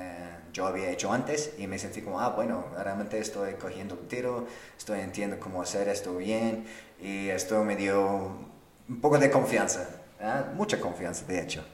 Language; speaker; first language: Spanish; non-native, fluent; English